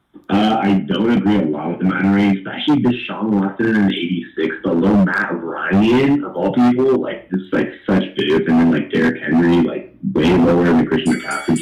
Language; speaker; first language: English; native; English